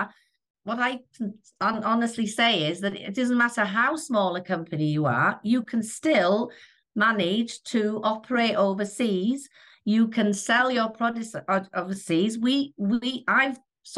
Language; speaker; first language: English; native; English